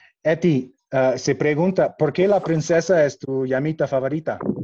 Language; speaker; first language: Spanish; non-native, fluent; English